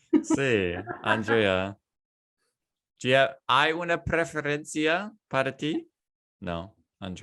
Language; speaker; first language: Spanish; non-native, learner; English